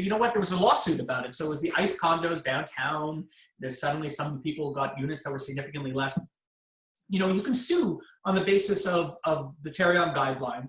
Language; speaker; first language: English; native; English